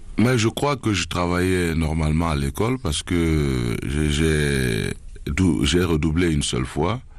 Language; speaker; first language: French; non-native, local second language; Duala